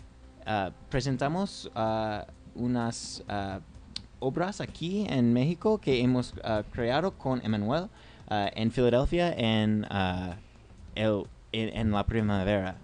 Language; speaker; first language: Spanish; non-native, learner; English